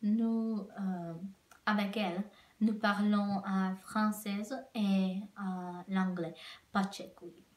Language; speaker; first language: French; non-native, learner; Czech